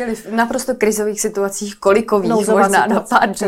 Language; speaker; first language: Czech; native; Czech